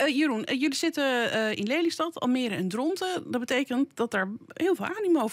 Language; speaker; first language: Dutch; native; Dutch